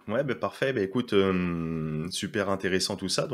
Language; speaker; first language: French; native; French